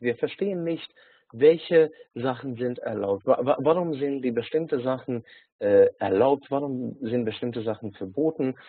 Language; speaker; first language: German; non-native, fluent; Hungarian